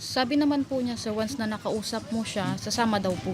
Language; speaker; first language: Filipino; native; Filipino